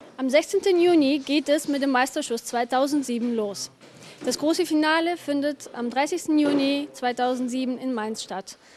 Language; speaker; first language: German; non-native, fluent; Bulgarian